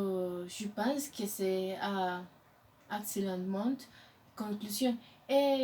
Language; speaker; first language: French; non-native, learner; Spanish